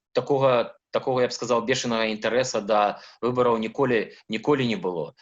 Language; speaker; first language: Belarusian; non-native, local second language; Russian